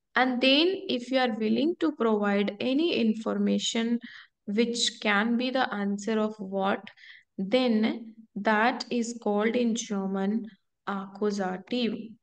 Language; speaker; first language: English; non-native, local second language; Hindi